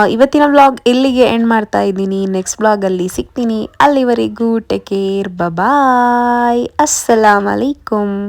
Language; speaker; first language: Kannada; native; Kannada